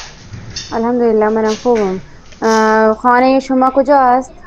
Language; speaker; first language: Persian; non-native, learner; Urdu